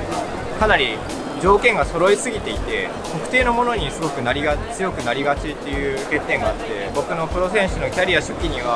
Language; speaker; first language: Japanese; native; Japanese